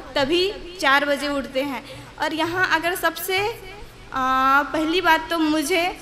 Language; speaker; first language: Hindi; native; Hindi